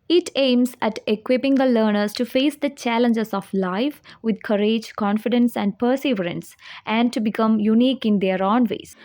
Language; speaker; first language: English; non-native, local second language; Malayalam